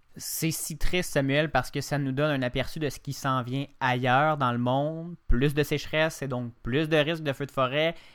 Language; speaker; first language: French; native; French